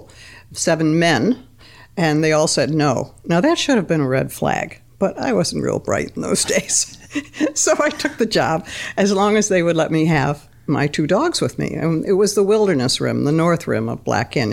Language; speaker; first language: English; native; English